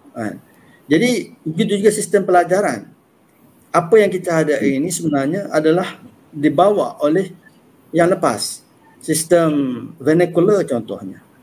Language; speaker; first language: Malay; native; Malay